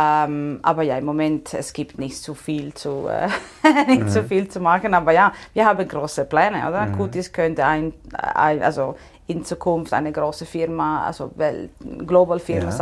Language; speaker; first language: German; non-native, fluent; Italian